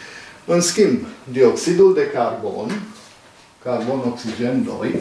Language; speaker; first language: Romanian; native; Romanian